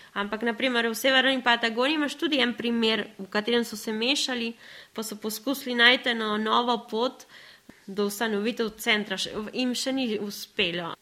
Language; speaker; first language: Slovenian; early bilingual, other home language; Spanish